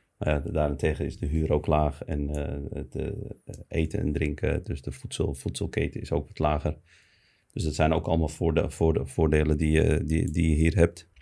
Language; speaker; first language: Dutch; early bilingual, other home language; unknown